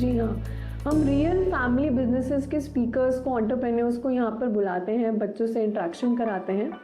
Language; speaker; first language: Hindi; native; Hindi